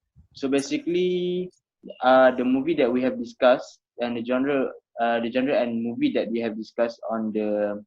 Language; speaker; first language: English; non-native, local second language; Malay